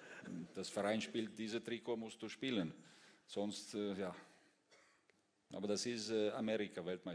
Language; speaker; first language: German; non-native, fluent; Russian